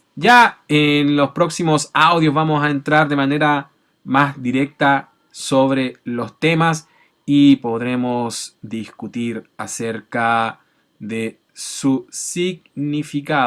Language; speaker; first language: Spanish; native; Spanish